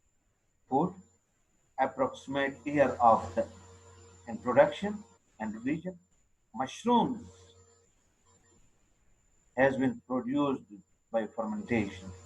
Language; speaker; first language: English; non-native, local second language; Urdu